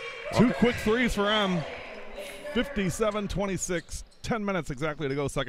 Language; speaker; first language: English; native; English